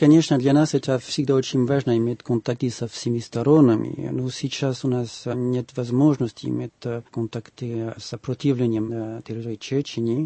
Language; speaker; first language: Russian; non-native, fluent; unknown